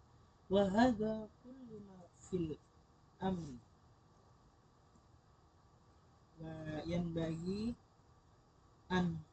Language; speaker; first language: Arabic; non-native, learner; Indonesian